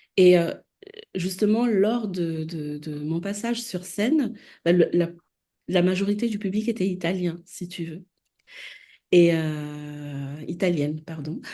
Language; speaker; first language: French; non-native, local second language; Malagasy